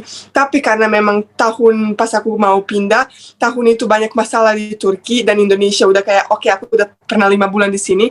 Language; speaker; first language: Indonesian; non-native, fluent; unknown